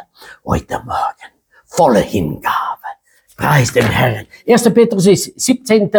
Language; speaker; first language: German; non-native, fluent; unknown